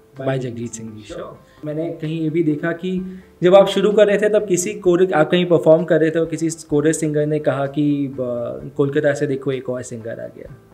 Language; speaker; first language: Hindi; native; Hindi